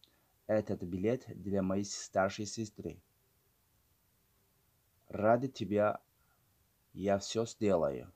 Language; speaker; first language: Russian; non-native, fluent; Tajik